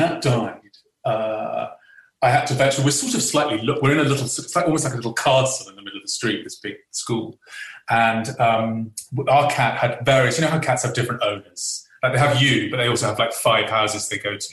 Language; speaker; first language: English; native; English